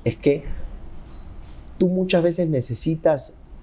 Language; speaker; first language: Spanish; native; Spanish